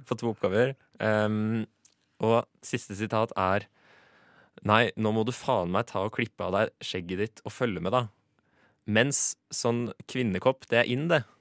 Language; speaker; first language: Norwegian; native; Norwegian